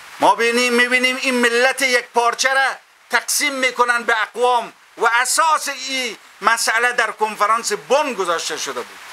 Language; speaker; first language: Persian; native; Persian